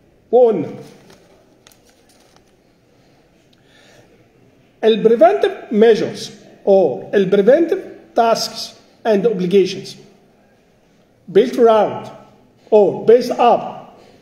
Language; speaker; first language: English; non-native, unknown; Arabic